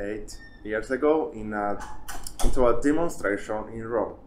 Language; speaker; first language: English; non-native, learner; Italian